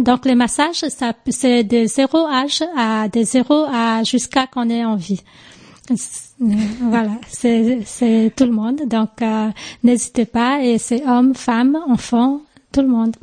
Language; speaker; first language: French; non-native, local second language; Morisyen